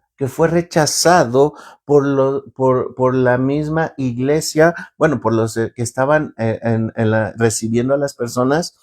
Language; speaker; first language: Spanish; native; Spanish